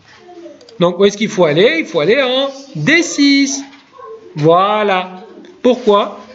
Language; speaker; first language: French; native; French